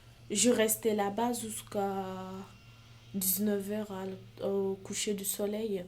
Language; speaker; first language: French; non-native, fluent; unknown